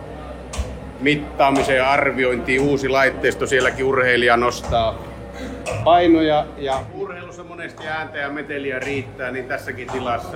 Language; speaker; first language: Finnish; native; Finnish